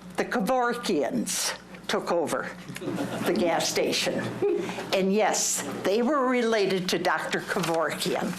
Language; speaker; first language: English; native; English